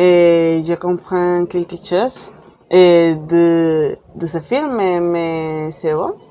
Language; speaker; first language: French; non-native, learner; Spanish